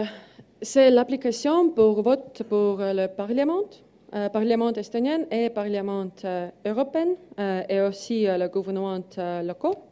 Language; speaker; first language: French; non-native, learner; Estonian